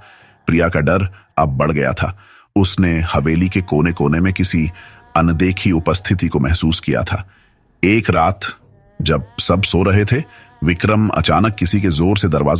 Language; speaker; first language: Hindi; native; Hindi